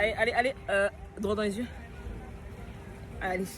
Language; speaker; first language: French; native; French